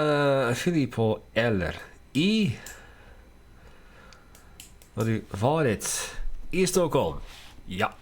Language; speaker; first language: Swedish; non-native, learner; Dutch